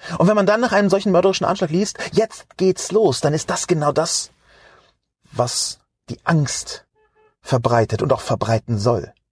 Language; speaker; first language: German; native; German